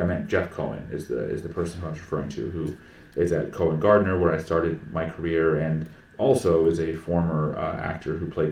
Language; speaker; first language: English; native; English